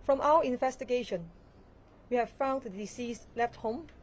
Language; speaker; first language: English; non-native, local second language; Chinese